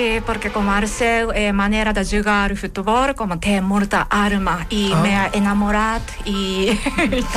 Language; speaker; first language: Catalan; non-native, learner; Japanese